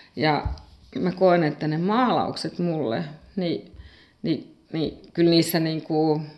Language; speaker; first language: Finnish; native; Finnish